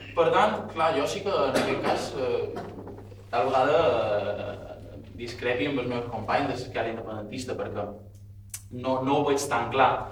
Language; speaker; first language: Catalan; native; Catalan